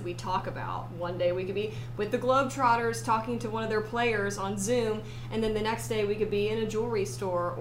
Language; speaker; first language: English; native; English